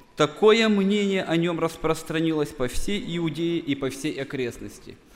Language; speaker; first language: Russian; non-native, local second language; Bulgarian